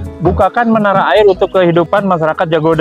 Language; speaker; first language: Indonesian; native; Indonesian